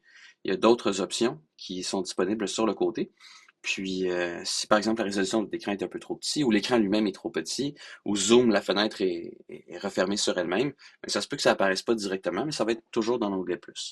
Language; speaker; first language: French; native; French